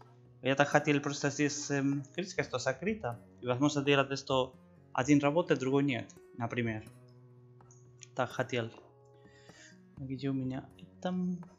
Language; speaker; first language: Russian; non-native, learner; Spanish